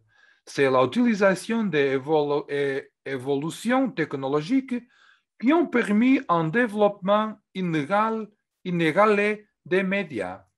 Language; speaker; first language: French; non-native, fluent; Portuguese